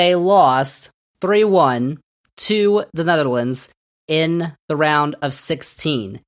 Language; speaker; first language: English; native; English